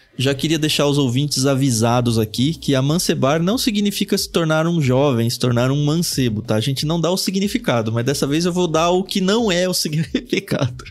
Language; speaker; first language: Portuguese; native; Portuguese